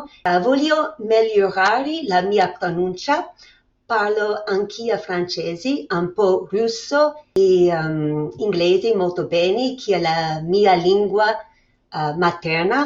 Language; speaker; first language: Italian; non-native, fluent; English